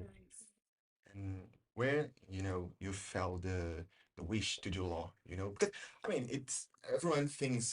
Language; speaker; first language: English; non-native, learner; Portuguese